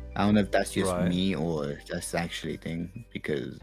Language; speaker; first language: English; non-native, fluent; Spanish